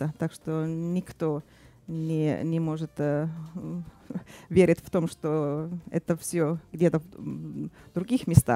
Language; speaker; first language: Russian; non-native, fluent; Finnish